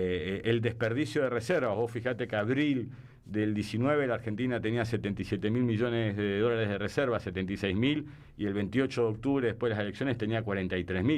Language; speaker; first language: Spanish; native; Spanish